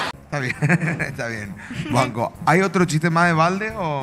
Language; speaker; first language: Spanish; native; Spanish